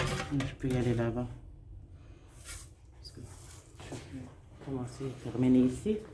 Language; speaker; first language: French; non-native, local second language; Arabic